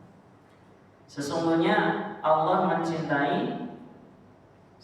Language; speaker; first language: Indonesian; native; Indonesian